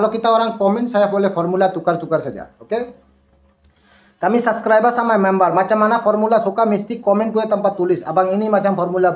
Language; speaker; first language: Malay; non-native, learner; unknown